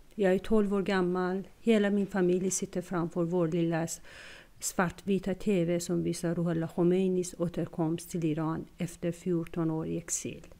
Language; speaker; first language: Swedish; non-native, fluent; Persian